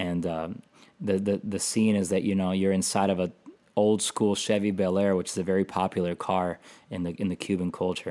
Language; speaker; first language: English; native; English